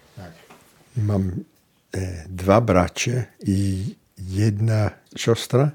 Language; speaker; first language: Polish; non-native, learner; English